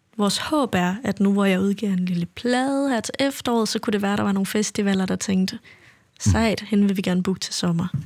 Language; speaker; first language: Danish; native; Danish